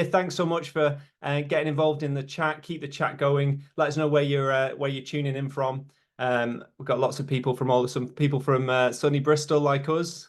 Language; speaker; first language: English; native; English